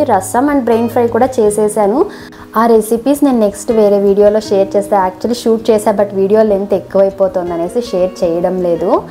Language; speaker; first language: Telugu; non-native, local second language; Kannada